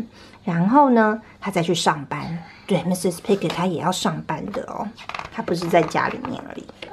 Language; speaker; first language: Chinese; native; Chinese